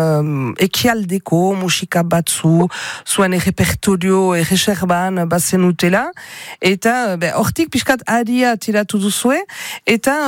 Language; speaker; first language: Basque; native; Basque